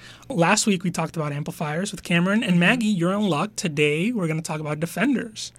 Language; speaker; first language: English; non-native, local second language; Spanish